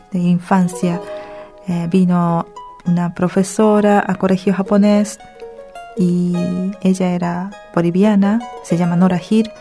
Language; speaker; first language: Spanish; early bilingual, other home language; Japanese